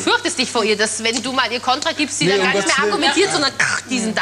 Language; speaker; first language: German; native; German